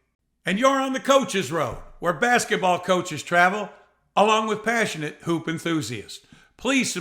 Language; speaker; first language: English; native; English